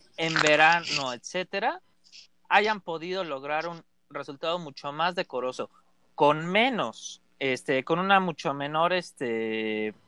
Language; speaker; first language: Spanish; native; Spanish